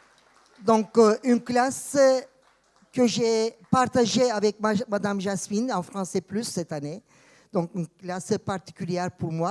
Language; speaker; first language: French; non-native, fluent; Turkish